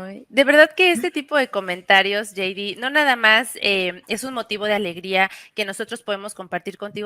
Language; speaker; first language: Spanish; native; Spanish